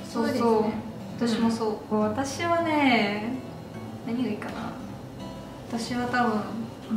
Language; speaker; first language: Japanese; non-native, fluent; Russian